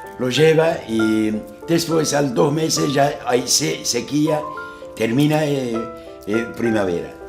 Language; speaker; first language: Spanish; non-native, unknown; Azerbaijani